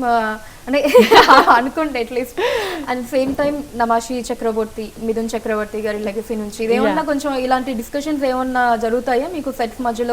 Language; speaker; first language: Telugu; native; Telugu